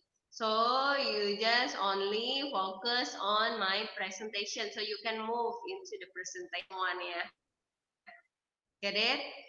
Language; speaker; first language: English; non-native, fluent; Indonesian